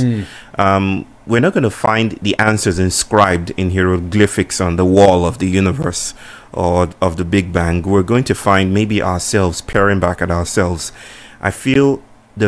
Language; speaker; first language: English; non-native, local second language; Yoruba